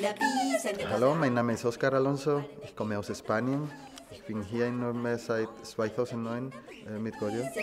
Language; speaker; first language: German; non-native, fluent; Spanish